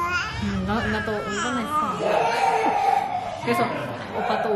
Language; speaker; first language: Korean; non-native, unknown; Indonesian